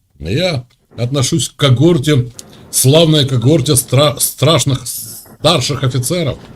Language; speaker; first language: Russian; native; Russian